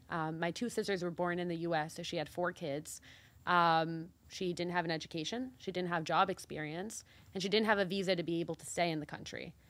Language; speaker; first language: English; early bilingual, other home language; Spanish